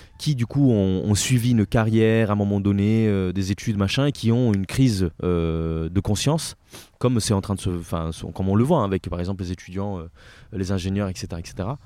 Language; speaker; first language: French; non-native, fluent; Italian